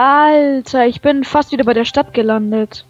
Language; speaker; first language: German; native; German